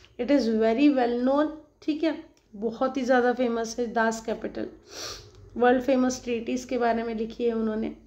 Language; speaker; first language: Hindi; non-native, local second language; Marathi